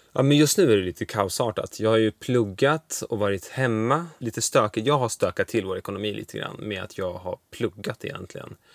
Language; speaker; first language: Swedish; early bilingual, other home language; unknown